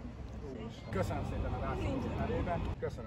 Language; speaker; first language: Hungarian; native; Hungarian